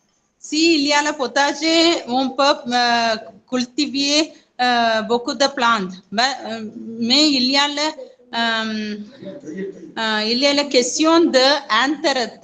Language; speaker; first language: French; non-native, learner; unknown